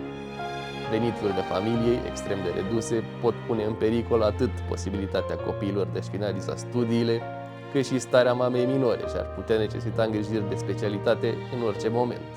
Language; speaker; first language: Romanian; native; Romanian